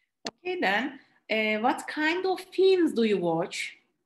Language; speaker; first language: English; non-native, fluent; Turkish